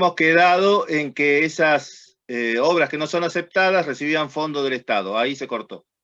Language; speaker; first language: Spanish; native; Spanish